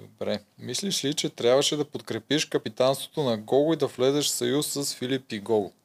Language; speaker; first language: Bulgarian; native; Bulgarian